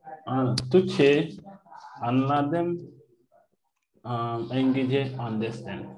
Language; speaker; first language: Turkish; non-native, learner; French